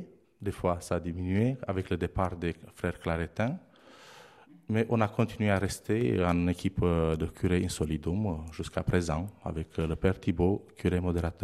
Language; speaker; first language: French; non-native, fluent; Romanian